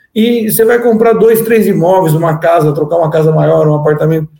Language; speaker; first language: Portuguese; native; Portuguese